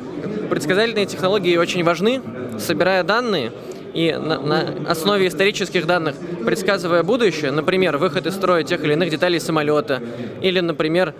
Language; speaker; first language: Russian; native; Russian